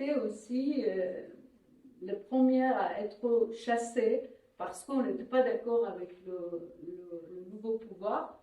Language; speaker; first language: French; non-native, fluent; Persian